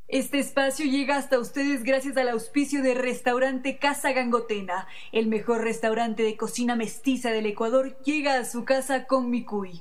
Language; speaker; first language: Spanish; native; Spanish